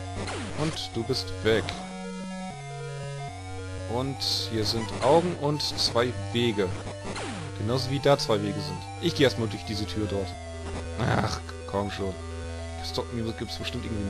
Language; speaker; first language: German; native; German